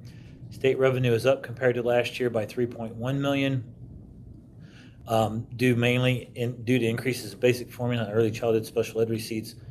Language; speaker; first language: English; native; English